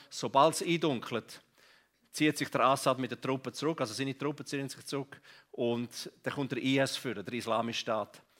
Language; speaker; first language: German; non-native, local second language; Romansh